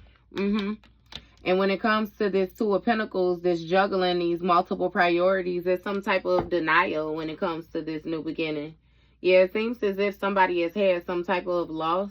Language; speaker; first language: English; native; English